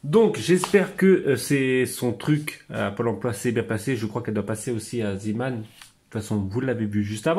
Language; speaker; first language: French; native; French